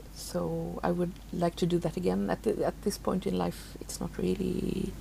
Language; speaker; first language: English; non-native, fluent; Swedish